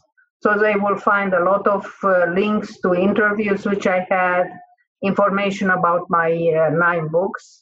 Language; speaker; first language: English; non-native, fluent; Hungarian